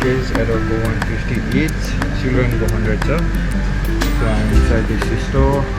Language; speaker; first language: English; non-native, fluent; Nepali